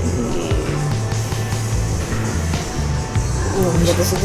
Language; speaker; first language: Russian; native; Russian